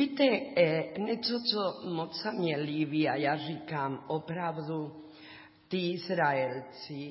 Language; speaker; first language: Czech; non-native, learner; Spanish